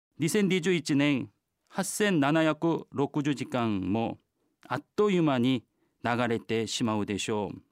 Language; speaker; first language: Japanese; non-native, fluent; Korean